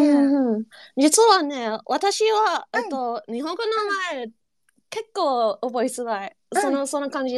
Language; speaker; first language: Japanese; non-native, learner; English